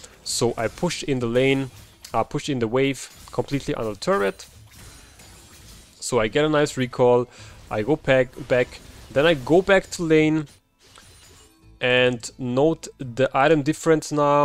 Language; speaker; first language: English; non-native, fluent; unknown